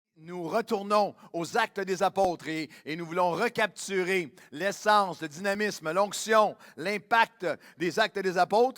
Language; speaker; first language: French; native; French